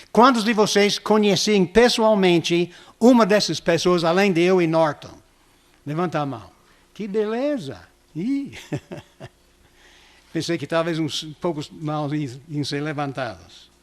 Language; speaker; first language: Portuguese; non-native, fluent; English